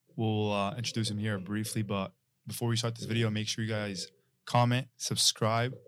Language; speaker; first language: English; non-native, fluent; Arabic